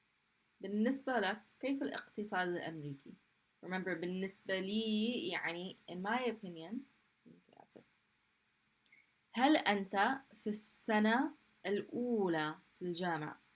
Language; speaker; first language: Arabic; non-native, fluent; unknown